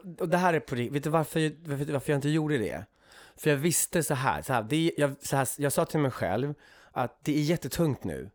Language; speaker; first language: Swedish; native; Swedish